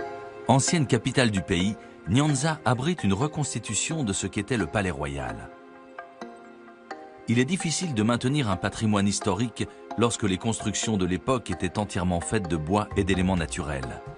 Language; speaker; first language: French; native; French